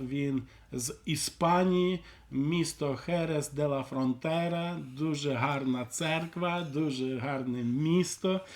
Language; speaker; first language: Ukrainian; native; Ukrainian